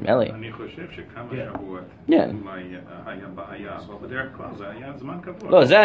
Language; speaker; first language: Hebrew; non-native, fluent; English